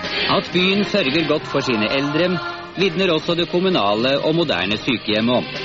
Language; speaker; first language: Norwegian; native; Norwegian